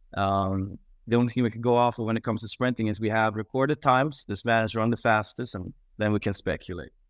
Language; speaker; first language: English; non-native, fluent; Swedish